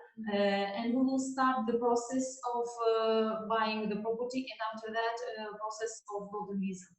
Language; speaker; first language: English; non-native, learner; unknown